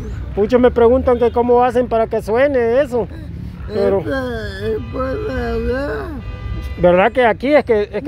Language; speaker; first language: Spanish; native; Spanish